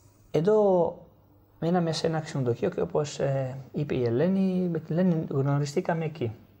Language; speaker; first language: Greek; non-native, fluent; Italian